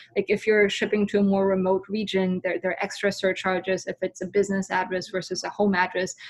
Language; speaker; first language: English; non-native, fluent; German